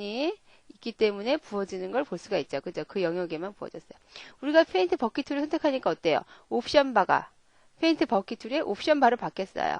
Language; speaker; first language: Korean; native; Korean